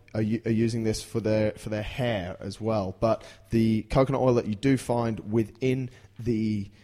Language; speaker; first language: English; native; English